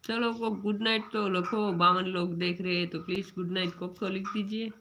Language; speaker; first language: Hindi; non-native, local second language; Gujarati